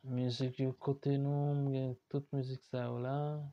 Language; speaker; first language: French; non-native, learner; Haitian Creole